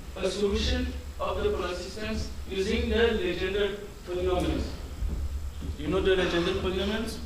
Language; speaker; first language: English; non-native, fluent; French